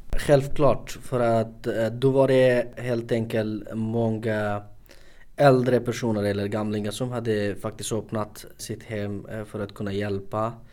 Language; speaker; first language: Swedish; non-native, fluent; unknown